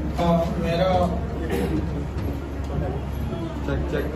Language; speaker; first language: Hindi; non-native, local second language; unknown